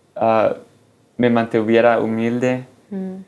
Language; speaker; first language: Spanish; early bilingual, heritage; Spanish